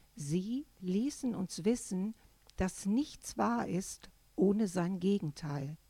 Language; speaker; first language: German; native; German